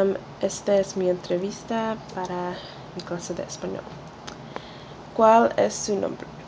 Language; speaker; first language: Spanish; non-native, learner; English